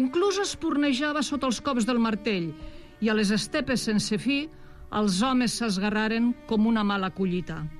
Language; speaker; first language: Catalan; native; Catalan